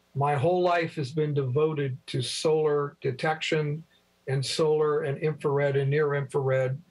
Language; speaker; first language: English; native; English